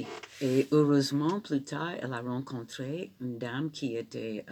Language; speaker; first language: French; non-native, fluent; English